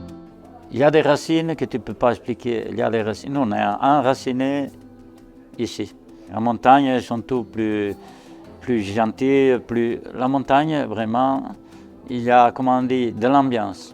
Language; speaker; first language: French; non-native, local second language; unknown